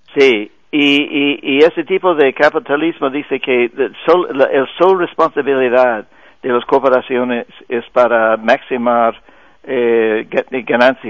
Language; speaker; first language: Spanish; non-native, fluent; English